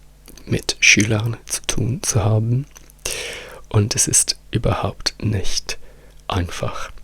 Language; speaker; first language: German; non-native, fluent; Italian